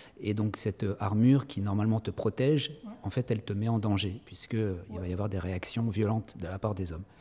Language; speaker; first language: French; native; French